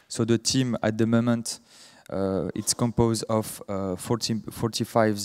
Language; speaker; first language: English; non-native, fluent; French